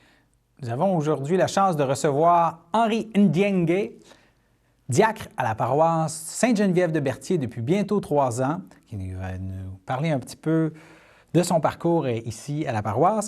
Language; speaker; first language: French; native; French